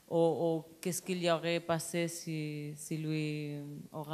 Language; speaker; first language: French; non-native, learner; Spanish